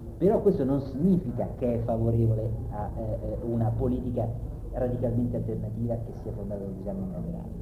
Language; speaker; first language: Italian; native; Italian